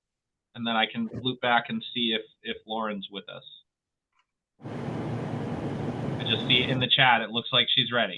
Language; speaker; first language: English; native; English